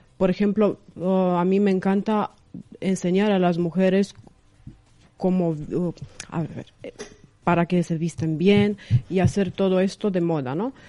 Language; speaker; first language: Spanish; non-native, fluent; Romanian